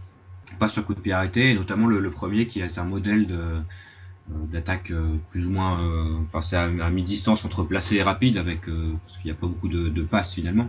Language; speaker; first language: French; native; French